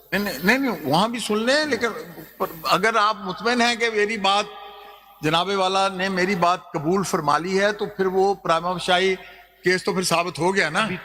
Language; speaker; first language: Urdu; non-native, local second language; Punjabi